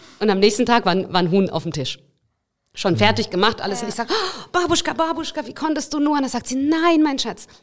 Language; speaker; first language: German; early bilingual, other home language; Russian